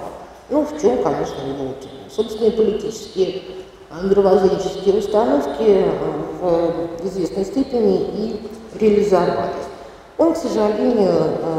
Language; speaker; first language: Russian; native; Russian